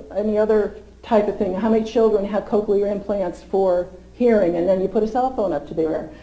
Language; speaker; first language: English; native; English